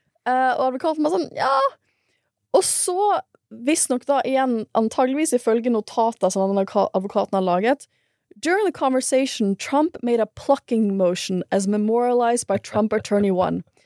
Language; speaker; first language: Norwegian; native; Norwegian